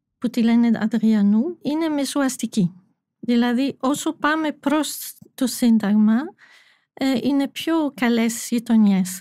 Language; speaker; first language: Greek; non-native, fluent; French